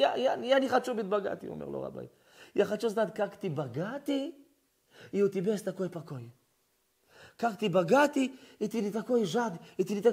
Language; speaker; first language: Russian; early bilingual, heritage; Russian